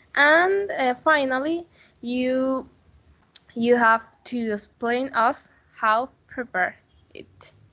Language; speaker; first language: English; non-native, learner; Spanish